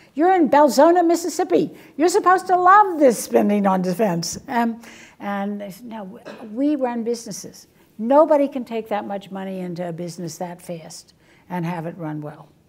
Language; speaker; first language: English; native; English